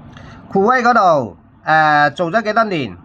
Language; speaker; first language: Cantonese; native; Cantonese